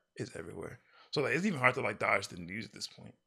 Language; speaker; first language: English; early bilingual, other home language; Yoruba